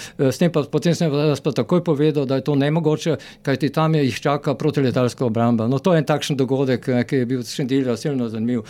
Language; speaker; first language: Slovenian; native; Slovenian